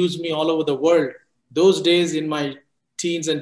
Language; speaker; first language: English; non-native, local second language; Telugu